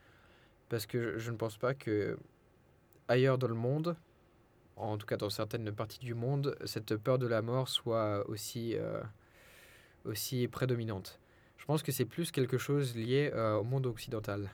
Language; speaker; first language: French; non-native, fluent; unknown